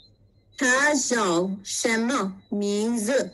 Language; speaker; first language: Chinese; non-native, learner; English